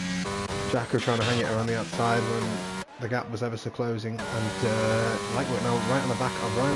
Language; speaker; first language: English; native; English